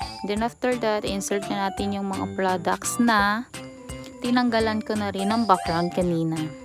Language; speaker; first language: Filipino; native; Filipino